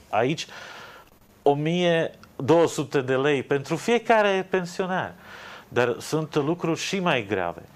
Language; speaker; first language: Romanian; non-native, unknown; Slovak